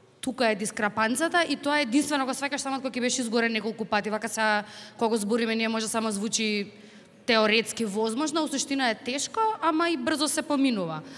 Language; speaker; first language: Macedonian; native; Macedonian